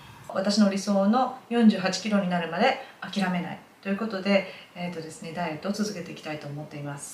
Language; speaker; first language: Japanese; native; Japanese